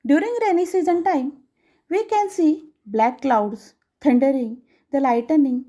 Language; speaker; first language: English; non-native, local second language; Marathi